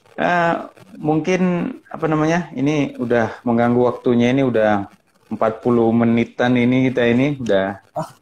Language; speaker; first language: Indonesian; native; Indonesian